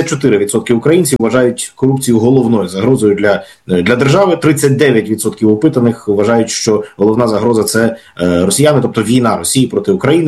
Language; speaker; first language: Ukrainian; native; Ukrainian